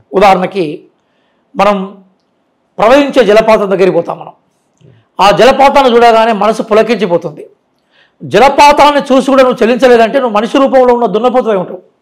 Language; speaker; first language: Telugu; non-native, local second language; Urdu